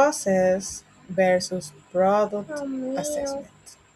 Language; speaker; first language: English; non-native, learner; Spanish